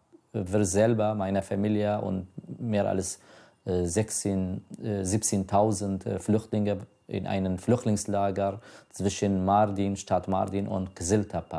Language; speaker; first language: German; non-native, fluent; Kurdish